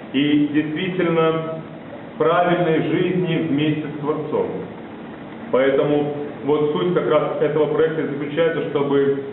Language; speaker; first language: Russian; native; Russian